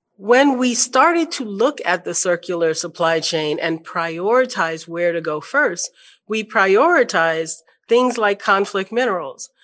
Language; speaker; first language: English; native; English